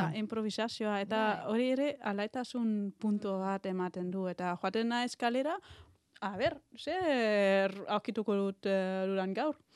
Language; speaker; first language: Basque; non-native, learner; German